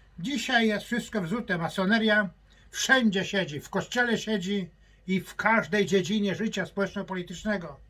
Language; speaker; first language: Polish; native; Polish